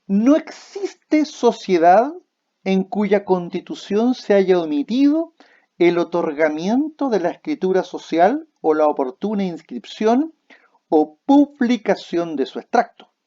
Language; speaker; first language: Spanish; native; Spanish